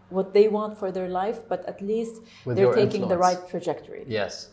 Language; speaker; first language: English; non-native, fluent; Arabic